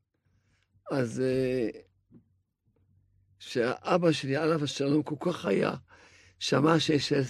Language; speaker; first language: Hebrew; non-native, fluent; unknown